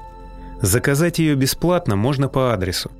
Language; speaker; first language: Russian; native; Russian